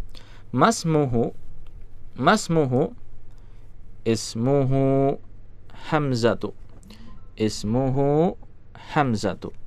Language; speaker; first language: Arabic; non-native, learner; Indonesian